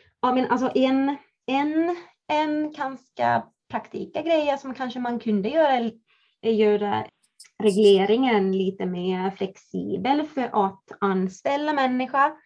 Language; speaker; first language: Swedish; non-native, fluent; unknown